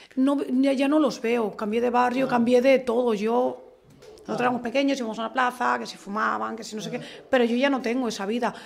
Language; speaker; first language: Spanish; native; Spanish